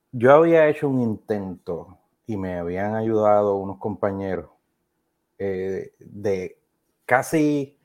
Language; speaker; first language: Spanish; native; Spanish